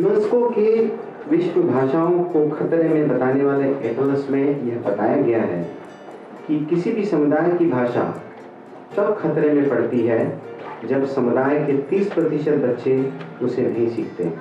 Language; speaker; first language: Hindi; native; Hindi